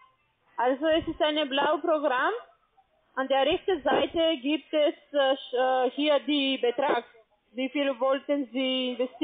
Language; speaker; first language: German; non-native, learner; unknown